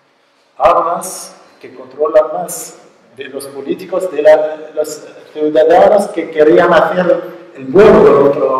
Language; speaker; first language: Spanish; non-native, learner; Arabic